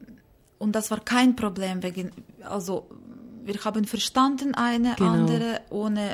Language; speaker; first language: German; non-native, learner; Ukrainian